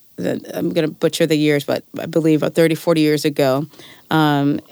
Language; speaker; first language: English; native; English